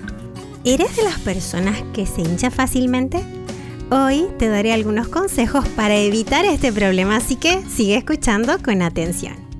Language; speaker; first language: Spanish; native; Spanish